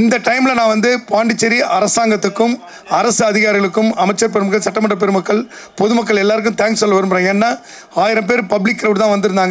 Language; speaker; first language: Tamil; native; Tamil